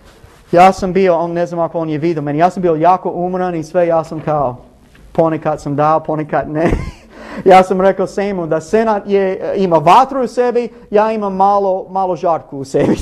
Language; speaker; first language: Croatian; non-native, learner; English